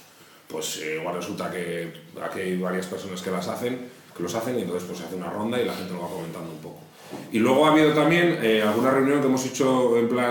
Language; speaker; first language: Spanish; native; Spanish